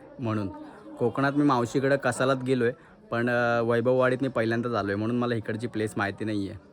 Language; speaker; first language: Marathi; native; Marathi